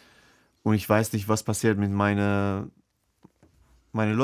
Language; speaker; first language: German; non-native, learner; Persian